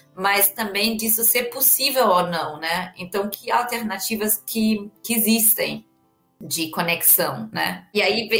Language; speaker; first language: Portuguese; non-native, fluent; German